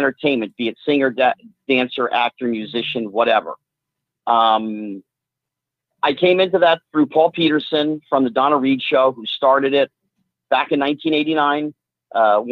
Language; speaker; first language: English; native; English